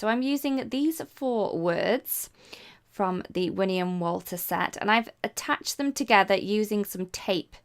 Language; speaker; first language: English; native; English